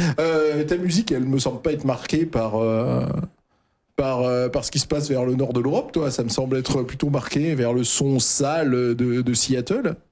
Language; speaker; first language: French; native; French